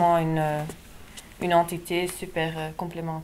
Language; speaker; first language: French; non-native, local second language; Dutch